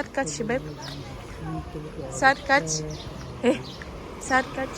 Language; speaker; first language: Turkish; non-native, learner; Indonesian